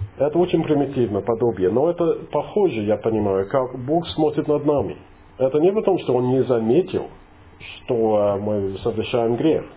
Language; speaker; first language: Russian; non-native, fluent; English